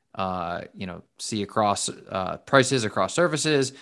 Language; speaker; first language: English; native; English